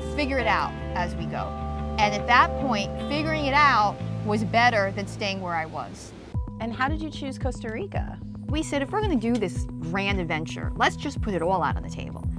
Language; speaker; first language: English; native; English